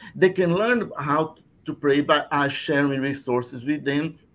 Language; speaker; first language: English; non-native, fluent; Portuguese